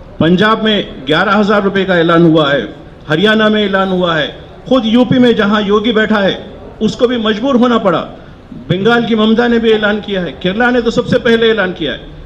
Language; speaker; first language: Urdu; native; Urdu